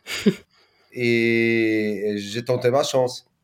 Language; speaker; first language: French; non-native, fluent; Polish